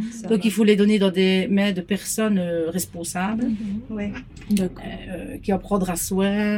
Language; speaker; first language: French; native; French